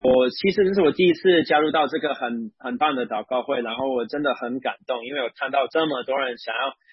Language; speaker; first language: Chinese; non-native, fluent; English